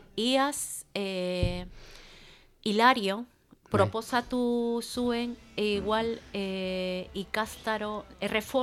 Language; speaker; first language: Basque; non-native, learner; Spanish